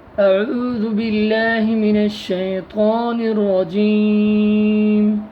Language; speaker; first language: Urdu; native; Urdu